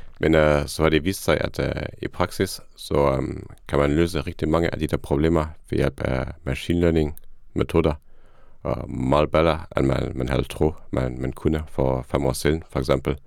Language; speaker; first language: Danish; non-native, fluent; Luxembourgish